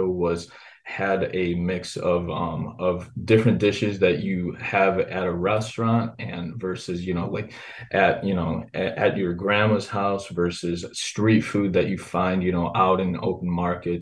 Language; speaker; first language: English; native; English